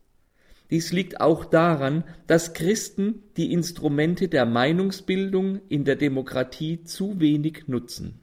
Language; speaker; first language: German; native; German